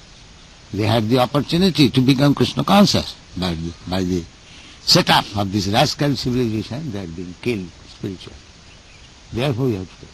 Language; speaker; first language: English; non-native, local second language; Bangla